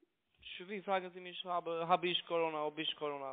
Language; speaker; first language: German; non-native, learner; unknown